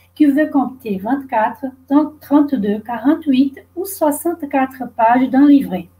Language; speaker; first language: French; non-native, fluent; Portuguese